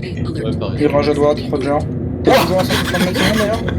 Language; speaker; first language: French; native; French